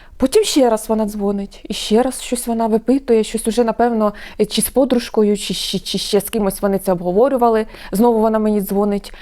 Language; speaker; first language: Ukrainian; non-native, local second language; Russian